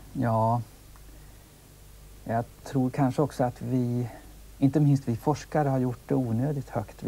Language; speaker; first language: Swedish; native; Swedish